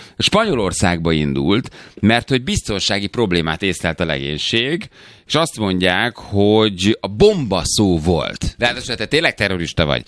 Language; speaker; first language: Hungarian; native; Hungarian